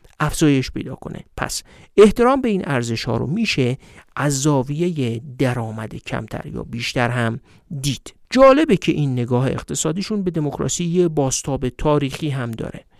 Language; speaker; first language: Persian; native; Persian